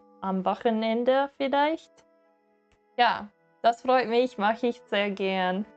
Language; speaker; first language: German; non-native, learner; English